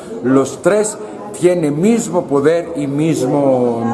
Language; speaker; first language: Spanish; non-native, learner; Greek